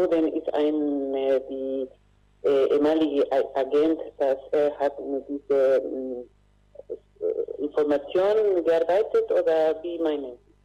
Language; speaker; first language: German; non-native, fluent; Spanish